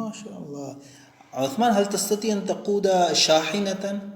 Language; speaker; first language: Arabic; non-native, fluent; Urdu